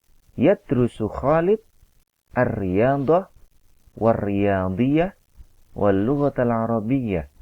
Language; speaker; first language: Arabic; non-native, fluent; Indonesian